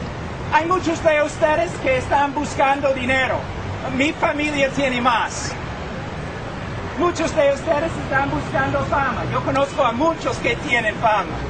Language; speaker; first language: Spanish; non-native, fluent; English